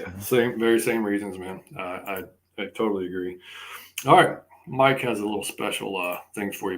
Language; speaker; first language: English; native; English